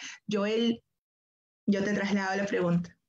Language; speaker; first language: Spanish; native; Spanish